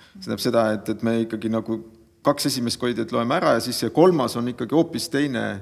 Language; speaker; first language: Estonian; native; Estonian